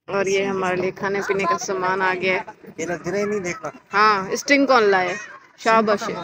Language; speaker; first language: Urdu; native; Urdu